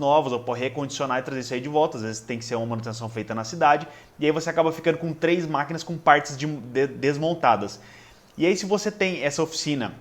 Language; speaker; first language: Portuguese; native; Portuguese